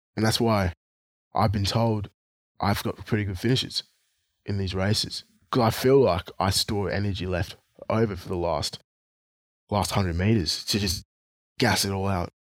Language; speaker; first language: English; non-native, local second language; Swahili